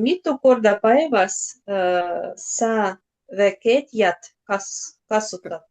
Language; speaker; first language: Estonian; non-native, learner; Russian